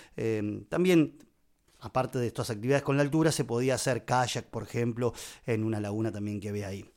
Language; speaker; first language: Spanish; native; Spanish